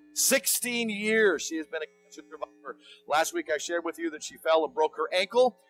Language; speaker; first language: English; native; English